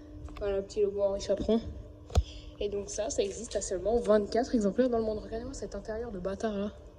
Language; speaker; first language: French; native; French